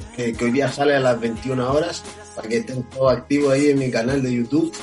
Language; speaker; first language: Spanish; non-native, fluent; Portuguese